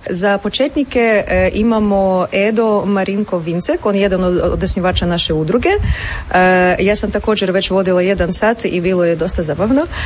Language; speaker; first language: Croatian; native; Croatian